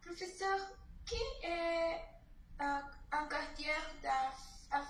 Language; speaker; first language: French; non-native, learner; Spanish